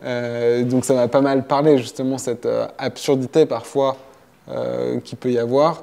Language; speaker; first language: French; native; French